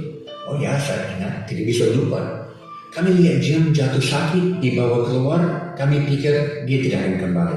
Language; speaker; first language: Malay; non-native, fluent; English